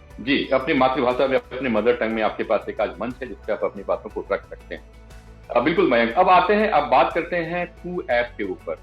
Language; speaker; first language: Hindi; native; Hindi